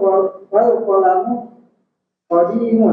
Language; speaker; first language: Arabic; non-native, learner; Indonesian